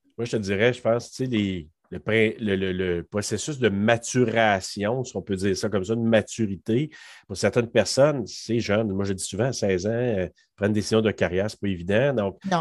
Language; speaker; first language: French; native; French